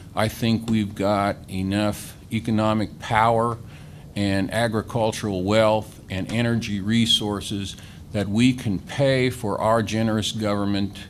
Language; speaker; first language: English; native; English